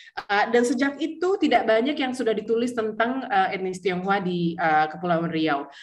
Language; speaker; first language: Indonesian; early bilingual, heritage; Indonesian